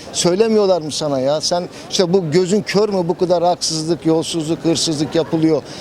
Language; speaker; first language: Turkish; native; Turkish